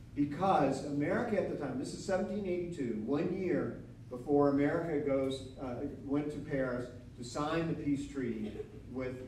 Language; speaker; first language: English; native; English